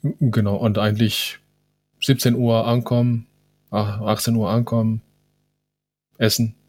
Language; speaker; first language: German; non-native, fluent; Spanish